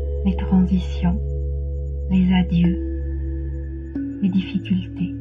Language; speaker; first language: French; native; French